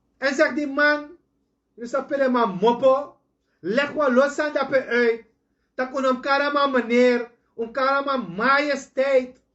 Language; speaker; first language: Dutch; native; Dutch